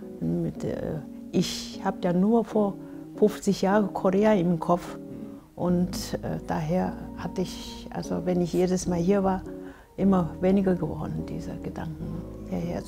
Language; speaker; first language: German; non-native, fluent; Korean